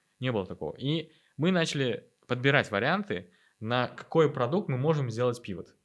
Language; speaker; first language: Russian; non-native, local second language; Uzbek